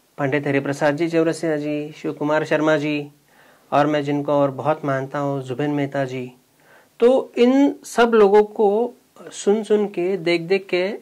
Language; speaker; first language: Hindi; non-native, local second language; Marathi